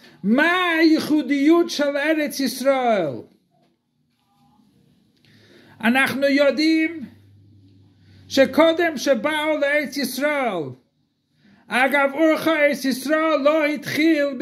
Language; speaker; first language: Hebrew; non-native, fluent; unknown